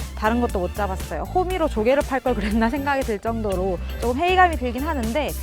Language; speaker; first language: Korean; native; Korean